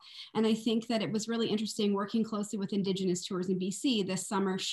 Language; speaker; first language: English; native; English